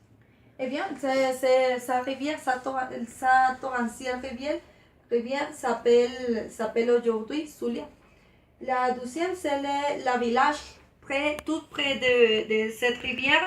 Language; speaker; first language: French; non-native, learner; Spanish